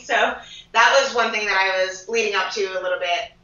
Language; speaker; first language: English; native; English